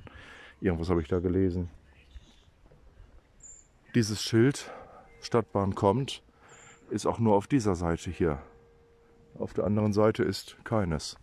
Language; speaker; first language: German; native; German